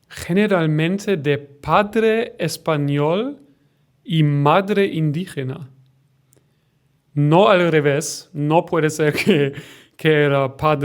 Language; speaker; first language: Spanish; non-native, learner; German